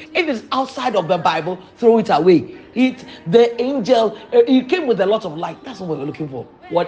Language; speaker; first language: English; non-native, local second language; Akan